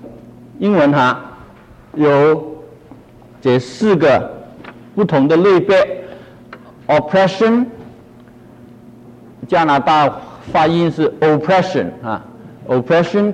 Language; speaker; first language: Chinese; non-native, local second language; Cantonese